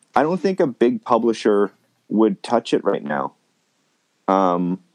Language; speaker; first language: English; native; English